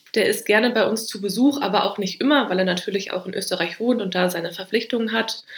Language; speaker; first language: German; native; German